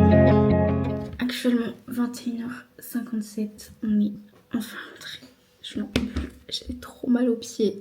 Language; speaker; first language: French; native; French